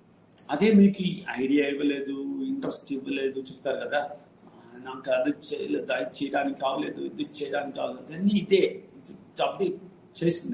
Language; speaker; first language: Telugu; non-native, fluent; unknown